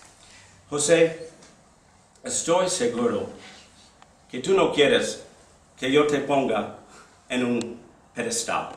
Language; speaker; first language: Spanish; non-native, fluent; English